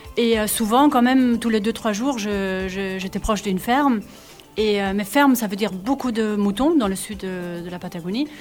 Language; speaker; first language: French; non-native, fluent; German